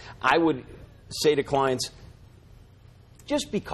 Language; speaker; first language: English; native; English